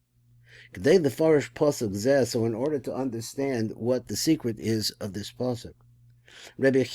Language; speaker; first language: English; native; English